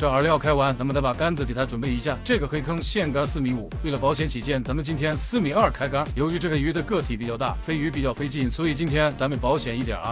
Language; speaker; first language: Chinese; native; Chinese